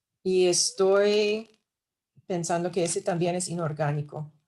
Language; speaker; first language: Spanish; non-native, fluent; English